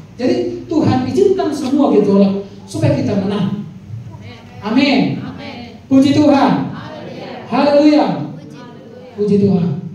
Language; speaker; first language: Indonesian; non-native, local second language; Batak Toba